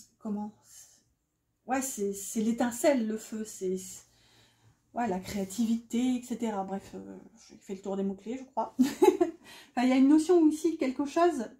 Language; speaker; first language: French; native; French